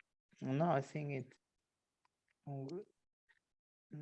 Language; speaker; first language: English; non-native, learner; Spanish